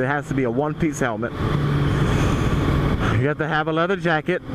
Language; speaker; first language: English; native; English